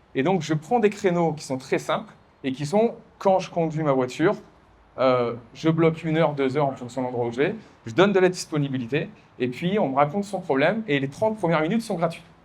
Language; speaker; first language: French; native; French